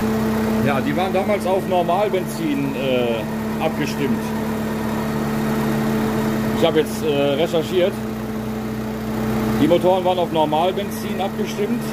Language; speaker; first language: German; native; German